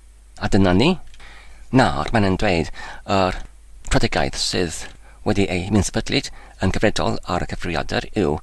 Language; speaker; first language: Welsh; non-native, learner; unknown